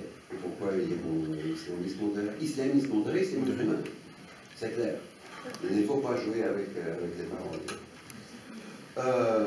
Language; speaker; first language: French; non-native, fluent; Russian